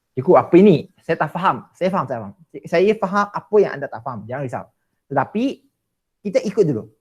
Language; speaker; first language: Malay; non-native, local second language; Chinese